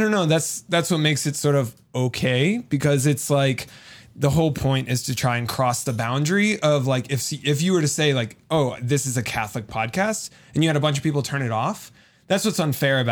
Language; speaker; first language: English; native; English